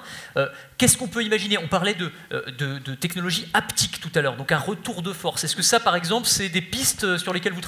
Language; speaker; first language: French; native; French